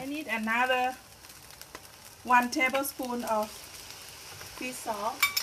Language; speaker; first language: English; non-native, learner; Thai